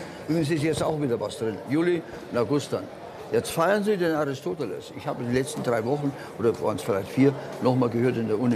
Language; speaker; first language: German; native; German